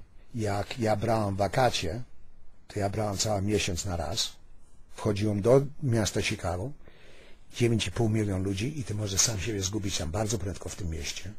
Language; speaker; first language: Polish; early bilingual, heritage; Polish